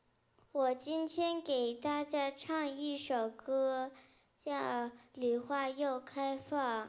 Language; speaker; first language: Chinese; early bilingual, heritage; Chinese